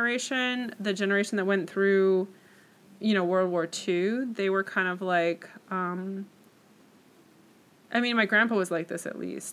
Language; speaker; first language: English; native; English